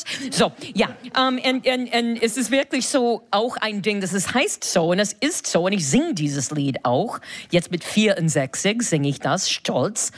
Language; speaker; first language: German; non-native, fluent; English